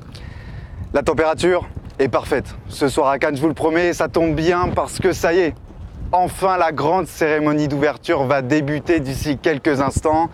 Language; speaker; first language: French; native; French